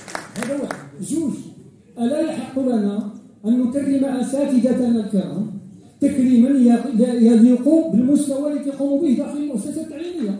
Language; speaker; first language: Arabic; native; Arabic